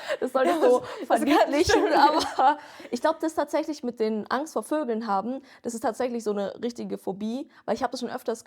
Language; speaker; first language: German; native; German